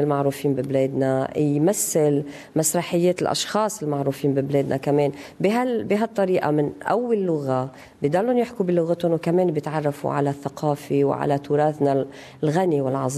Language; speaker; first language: Arabic; native; Arabic